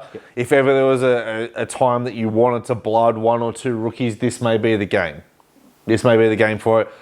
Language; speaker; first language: English; native; English